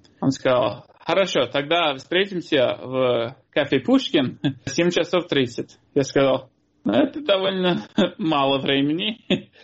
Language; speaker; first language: Russian; non-native, fluent; English